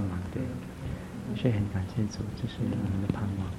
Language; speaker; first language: Chinese; early bilingual, heritage; Chinese